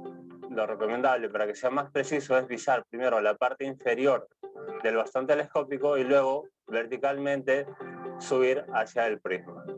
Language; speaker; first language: Spanish; native; Spanish